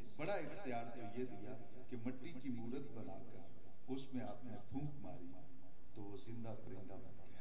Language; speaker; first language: Urdu; non-native, local second language; Punjabi